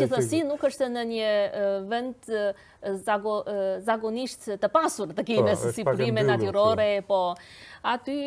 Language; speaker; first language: Albanian; non-native, fluent; Chinese